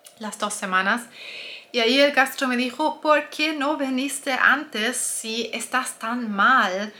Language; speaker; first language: Spanish; non-native, fluent; German